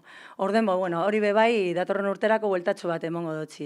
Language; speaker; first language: Basque; native; Basque